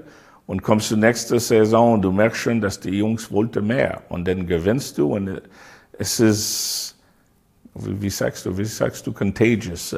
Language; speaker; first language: German; non-native, learner; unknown